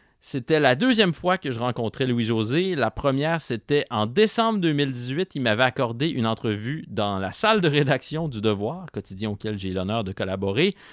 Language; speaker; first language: French; native; French